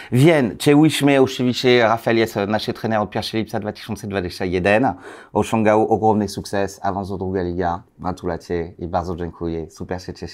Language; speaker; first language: Polish; non-native, learner; French